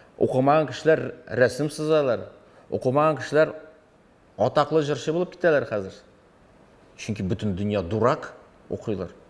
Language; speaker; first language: Tatar; non-native, local second language; Russian